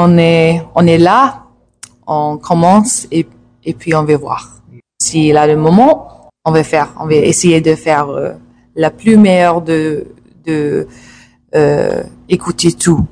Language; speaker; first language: French; non-native, learner; English